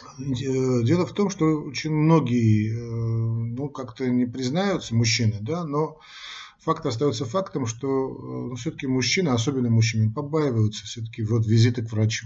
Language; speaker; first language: Russian; non-native, local second language; Armenian